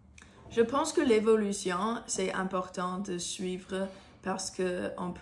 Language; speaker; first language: French; non-native, learner; English